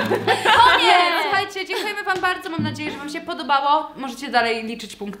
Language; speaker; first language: Polish; native; Polish